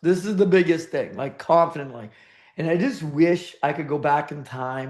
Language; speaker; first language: English; native; English